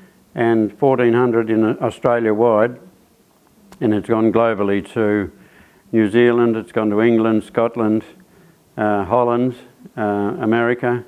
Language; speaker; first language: English; native; English